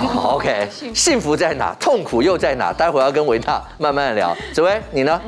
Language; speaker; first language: Chinese; native; Chinese